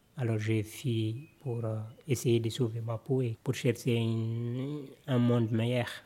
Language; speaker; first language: French; non-native, local second language; Fula